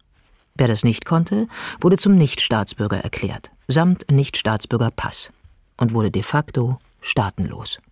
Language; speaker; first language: German; native; German